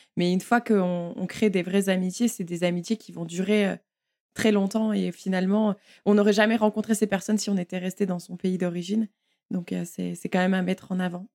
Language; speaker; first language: French; native; French